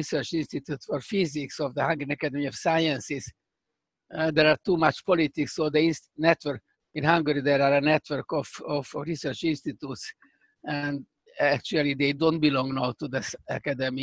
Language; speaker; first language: English; non-native, fluent; Hungarian